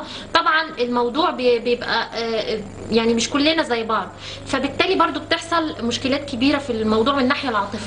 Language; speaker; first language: Arabic; native; Arabic